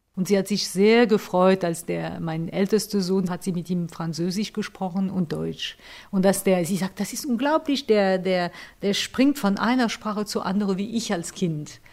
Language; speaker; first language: German; non-native, local second language; French